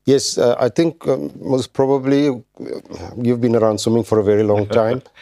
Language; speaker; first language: English; non-native, local second language; Afrikaans